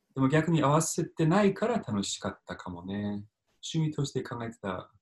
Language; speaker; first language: Japanese; non-native, fluent; English